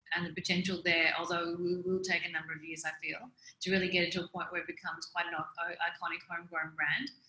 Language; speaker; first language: English; native; English